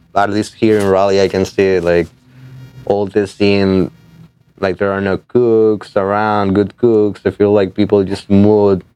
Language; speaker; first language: English; non-native, fluent; Spanish